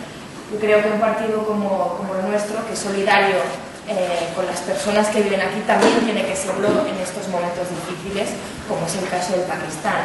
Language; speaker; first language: Spanish; native; Spanish